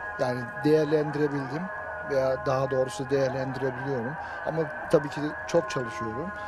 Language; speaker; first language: Turkish; early bilingual, heritage; Turkish